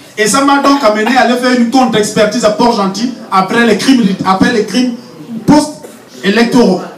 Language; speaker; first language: French; non-native, local second language; Fang